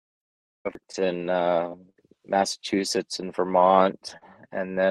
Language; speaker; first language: English; native; English